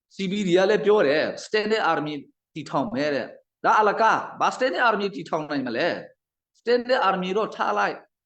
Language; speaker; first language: Burmese; non-native, local second language; Hakha Chin